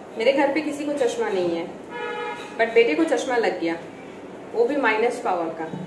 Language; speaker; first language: Hindi; non-native, local second language; Bangla